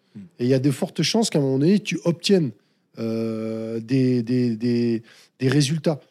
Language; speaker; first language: French; native; French